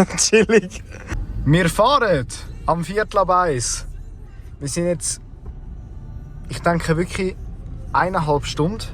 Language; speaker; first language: German; native; German